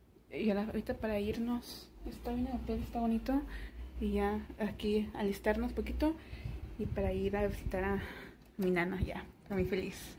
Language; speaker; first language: Spanish; early bilingual, heritage; Spanish